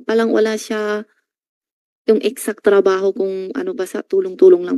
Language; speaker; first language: Filipino; non-native, learner; Chinese